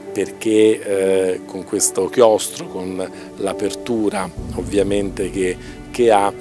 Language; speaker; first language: Italian; native; Italian